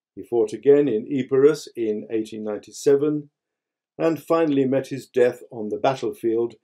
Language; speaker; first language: English; native; English